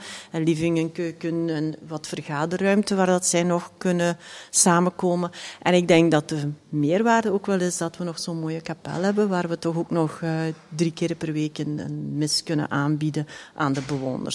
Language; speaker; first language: Dutch; native; Dutch